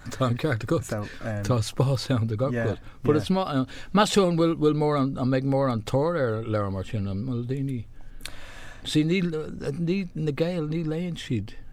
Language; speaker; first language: Irish; non-native, local second language; English